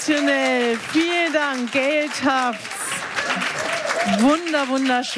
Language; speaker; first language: German; native; German